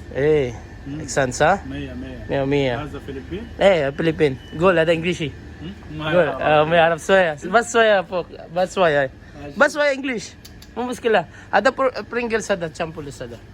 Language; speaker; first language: Arabic; non-native, learner; Filipino